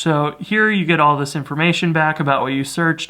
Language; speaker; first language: English; native; English